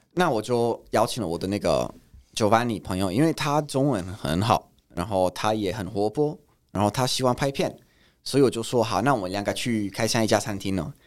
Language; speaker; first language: Chinese; non-native, fluent; Italian